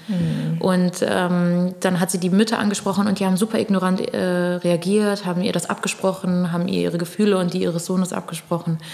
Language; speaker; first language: German; early bilingual, other home language; Portuguese